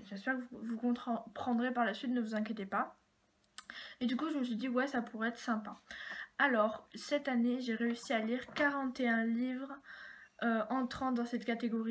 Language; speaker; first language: French; native; French